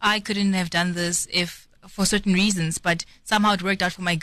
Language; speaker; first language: English; non-native, local second language; Swati